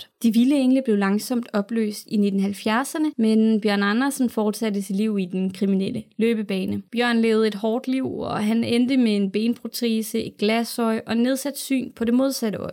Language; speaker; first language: Danish; native; Danish